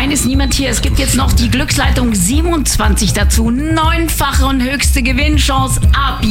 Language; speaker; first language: German; native; German